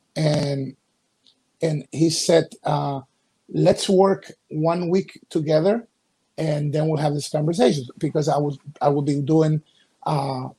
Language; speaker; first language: English; early bilingual, other home language; Spanish